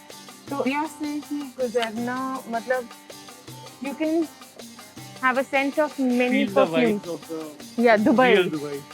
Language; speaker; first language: Hindi; native; Hindi